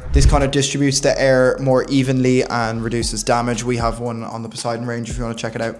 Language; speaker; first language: English; native; English